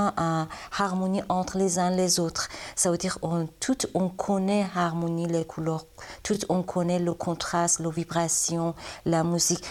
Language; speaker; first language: French; non-native, learner; Persian